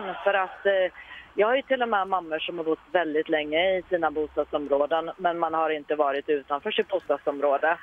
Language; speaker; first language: Swedish; native; Swedish